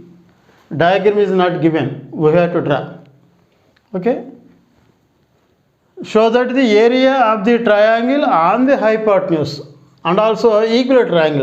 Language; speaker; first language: English; non-native, local second language; Telugu